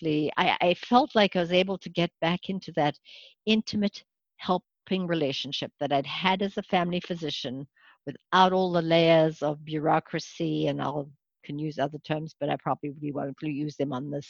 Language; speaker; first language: English; native; English